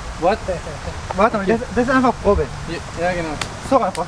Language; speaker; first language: German; early bilingual, heritage; Turkish